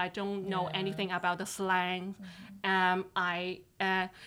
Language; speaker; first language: English; non-native, local second language; Cantonese